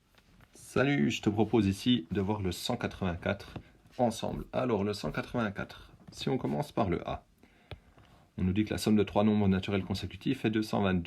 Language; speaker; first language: French; native; French